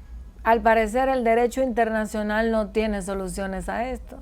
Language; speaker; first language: Spanish; native; Spanish